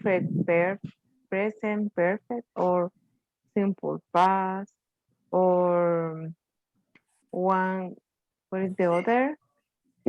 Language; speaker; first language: English; non-native, learner; Spanish